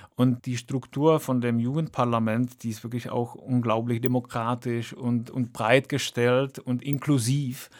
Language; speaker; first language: German; non-native, fluent; Czech